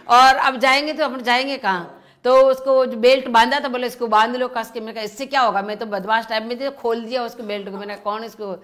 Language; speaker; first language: Hindi; native; Hindi